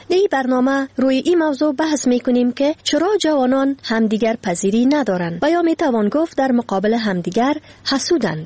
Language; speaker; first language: Persian; native; Persian